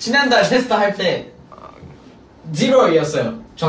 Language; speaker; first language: Korean; non-native, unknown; Japanese